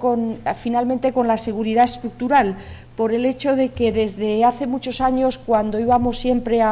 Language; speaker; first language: Spanish; native; Spanish